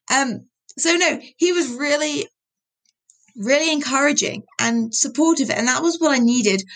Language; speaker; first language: English; native; English